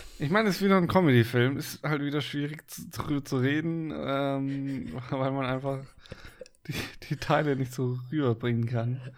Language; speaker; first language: German; native; German